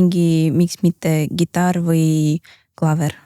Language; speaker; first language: Estonian; non-native, local second language; Russian